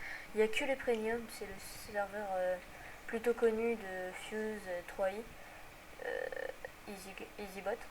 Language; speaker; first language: French; native; French